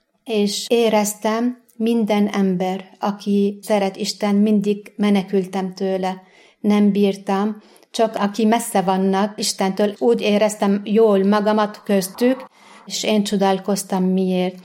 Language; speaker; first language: Hungarian; non-native, fluent; Arabic